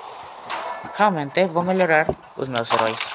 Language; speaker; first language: Portuguese; non-native, learner; Spanish